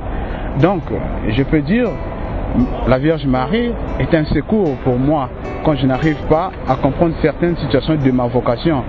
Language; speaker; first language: French; non-native, local second language; Kongo